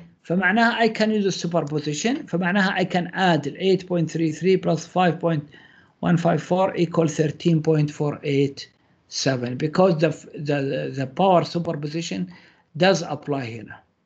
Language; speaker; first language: English; non-native, fluent; Arabic